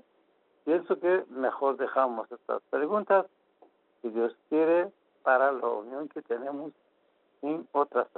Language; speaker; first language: Spanish; non-native, fluent; Persian